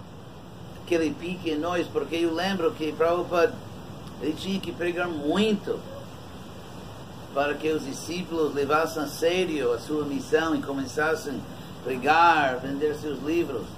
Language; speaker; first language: Portuguese; non-native, fluent; English